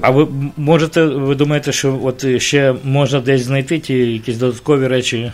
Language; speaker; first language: Ukrainian; native; Ukrainian